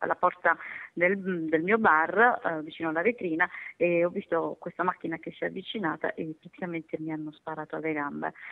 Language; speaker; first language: Italian; native; Italian